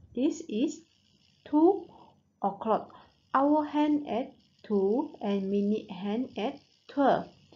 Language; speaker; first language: English; non-native, local second language; Malay